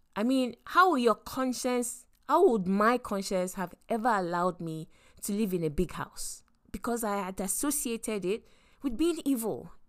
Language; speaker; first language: English; non-native, local second language; Yoruba